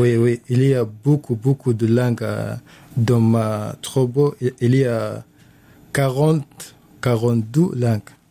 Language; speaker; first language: French; non-native, learner; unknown